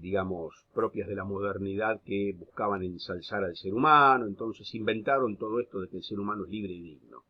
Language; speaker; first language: Spanish; native; Spanish